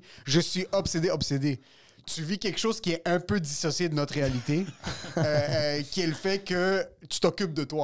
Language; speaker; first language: French; native; French